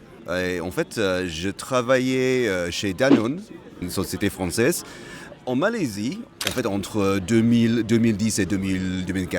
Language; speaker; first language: French; non-native, fluent; Malay